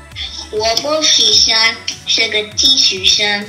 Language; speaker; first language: Chinese; non-native, learner; English